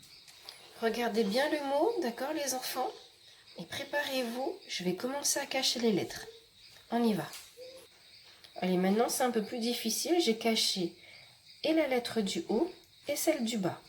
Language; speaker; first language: French; native; French